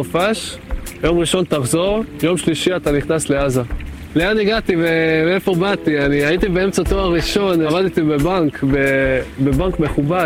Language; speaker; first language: Hebrew; non-native, fluent; Hungarian